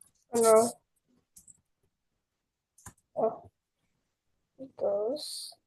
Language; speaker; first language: English; non-native, learner; Indonesian